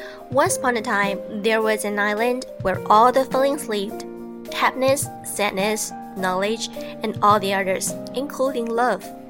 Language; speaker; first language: English; non-native, fluent; Chinese